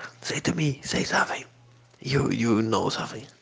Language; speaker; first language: English; non-native, fluent; Portuguese